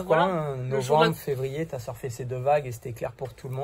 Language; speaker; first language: French; native; French